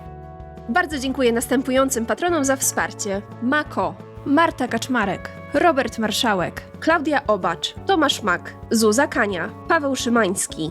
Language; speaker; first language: Polish; native; Polish